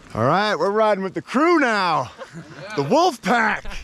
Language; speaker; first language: English; native; English